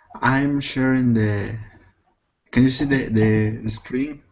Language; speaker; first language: English; non-native, fluent; Spanish